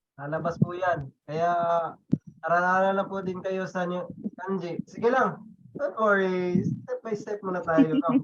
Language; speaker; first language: Filipino; non-native, local second language; Cebuano